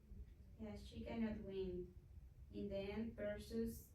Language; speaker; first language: English; non-native, learner; Spanish